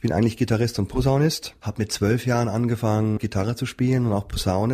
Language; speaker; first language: German; native; German